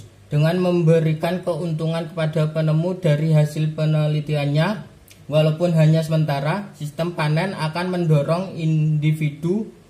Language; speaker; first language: Indonesian; native; Indonesian